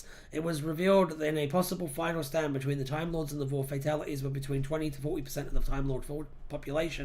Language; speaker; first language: English; native; English